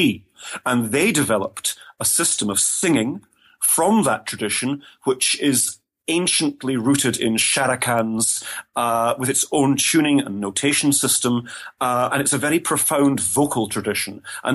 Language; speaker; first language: English; native; English